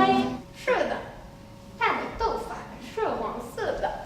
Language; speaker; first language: Chinese; non-native, learner; French